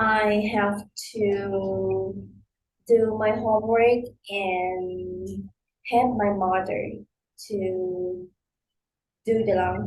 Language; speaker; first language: English; non-native, learner; Vietnamese